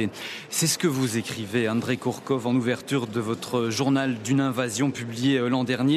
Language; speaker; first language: French; native; French